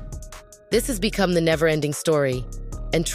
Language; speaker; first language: English; native; English